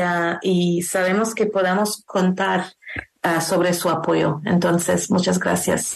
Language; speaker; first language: Spanish; non-native, learner; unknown